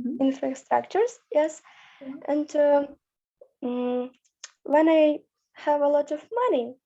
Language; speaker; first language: English; non-native, learner; Ukrainian